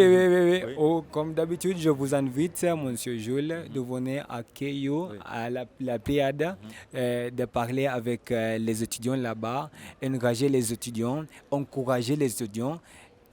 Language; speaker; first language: French; non-native, learner; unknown